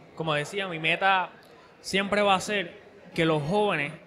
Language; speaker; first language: Spanish; native; Spanish